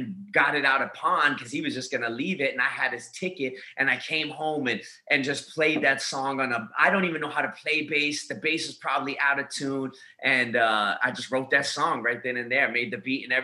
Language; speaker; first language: English; native; English